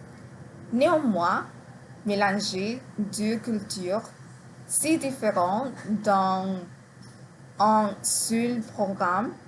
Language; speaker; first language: French; non-native, learner; Spanish